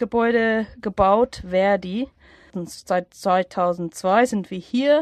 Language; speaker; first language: German; non-native, fluent; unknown